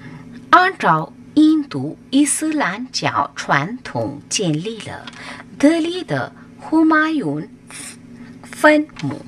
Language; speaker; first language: Chinese; non-native, learner; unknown